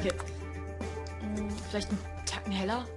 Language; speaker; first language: German; native; German